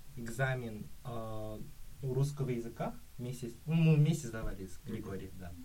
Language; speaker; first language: Russian; early bilingual, other home language; Korean